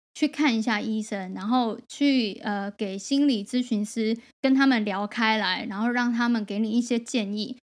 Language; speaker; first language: Chinese; native; Chinese